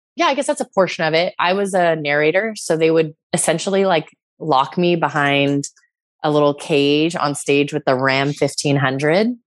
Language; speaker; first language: English; native; English